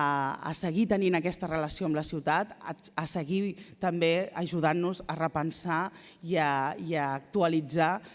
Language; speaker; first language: Catalan; native; Catalan